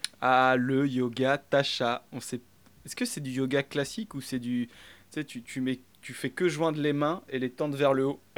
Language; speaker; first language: French; native; French